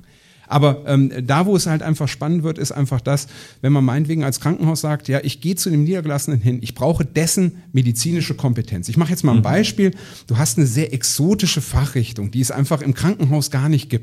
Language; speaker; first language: German; native; German